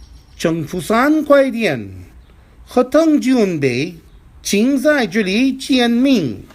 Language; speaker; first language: Chinese; non-native, fluent; English